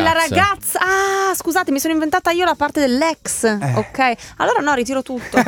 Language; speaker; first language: Italian; native; Italian